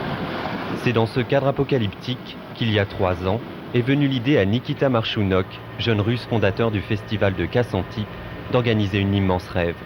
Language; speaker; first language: French; native; French